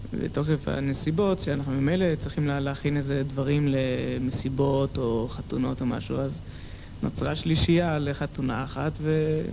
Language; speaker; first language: Hebrew; native; Hebrew